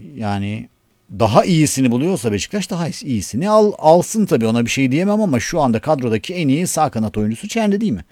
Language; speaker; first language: Turkish; native; Turkish